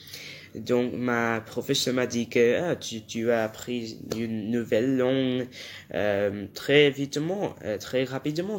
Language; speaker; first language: French; non-native, learner; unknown